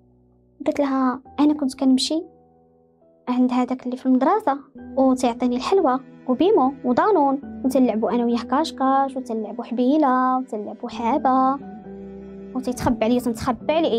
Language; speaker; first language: Arabic; native; Arabic